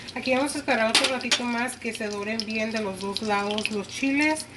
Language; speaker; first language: Spanish; early bilingual, heritage; Spanish